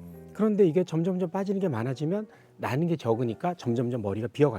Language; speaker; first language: Korean; native; Korean